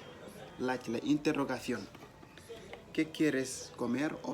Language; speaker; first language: Spanish; non-native, learner; Wolof